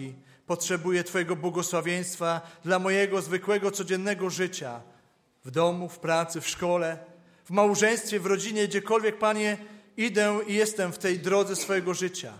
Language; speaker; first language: Polish; native; Polish